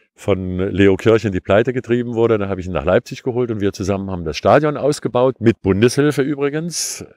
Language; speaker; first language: German; native; German